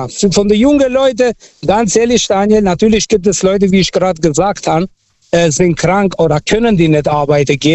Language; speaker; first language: German; non-native, fluent; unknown